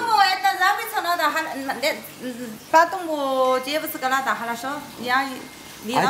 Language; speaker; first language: Russian; non-native, learner; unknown